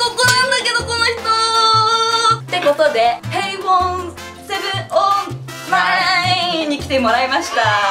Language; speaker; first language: Japanese; native; Japanese